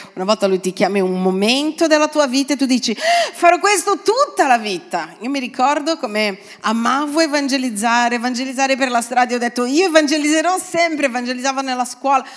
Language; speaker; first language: Italian; non-native, fluent; Portuguese